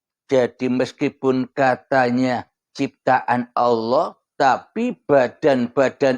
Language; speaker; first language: Indonesian; non-native, local second language; Javanese